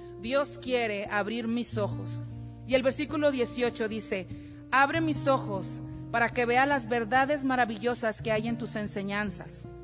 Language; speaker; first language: Spanish; native; Spanish